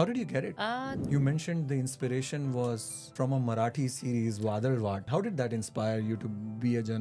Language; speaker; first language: English; non-native, local second language; Hindi